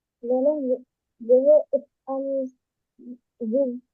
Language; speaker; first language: German; non-native, learner; Indonesian